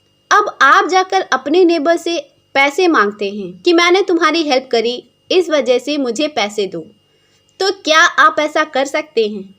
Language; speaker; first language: Hindi; native; Hindi